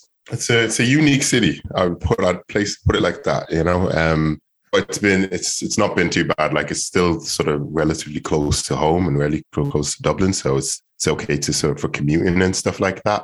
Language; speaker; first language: English; native; English